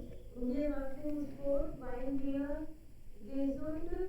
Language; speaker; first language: German; non-native, learner; Hindi